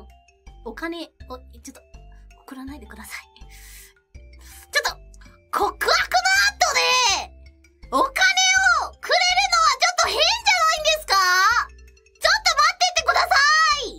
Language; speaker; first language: Japanese; non-native, fluent; English